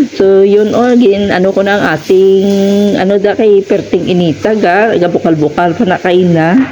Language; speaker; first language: Filipino; non-native, local second language; Hiligaynon